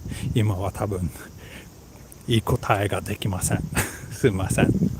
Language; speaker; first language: Japanese; non-native, learner; Swedish